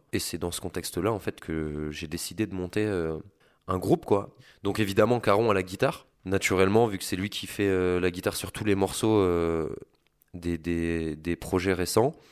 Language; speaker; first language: French; native; French